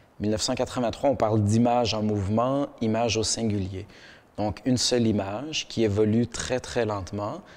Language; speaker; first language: French; early bilingual, other home language; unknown